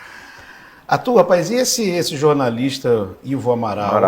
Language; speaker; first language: Portuguese; native; Portuguese